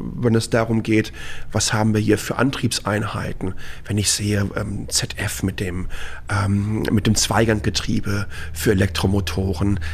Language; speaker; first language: German; native; German